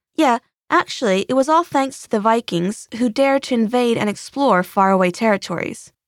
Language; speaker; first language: English; non-native, fluent; Swedish